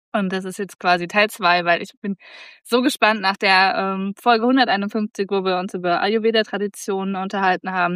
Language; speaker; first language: German; native; German